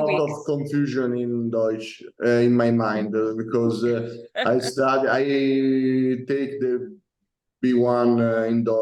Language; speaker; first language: English; non-native, learner; Italian